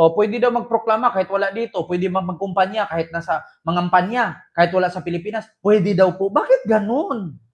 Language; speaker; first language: Filipino; non-native, local second language; Cebuano